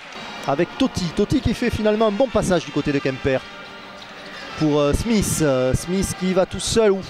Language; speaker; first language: French; native; French